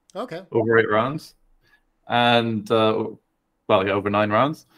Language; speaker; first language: English; native; English